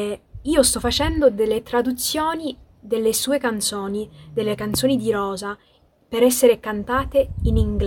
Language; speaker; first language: Italian; non-native, fluent; English